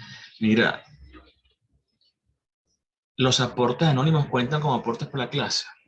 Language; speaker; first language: Spanish; native; Spanish